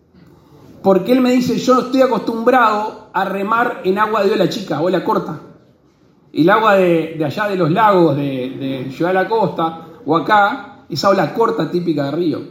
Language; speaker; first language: Spanish; native; Spanish